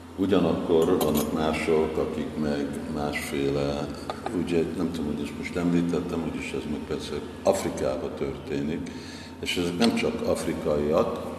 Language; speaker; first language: Hungarian; non-native, fluent; English